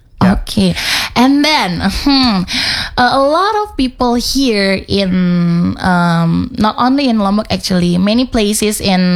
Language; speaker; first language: English; non-native, fluent; Indonesian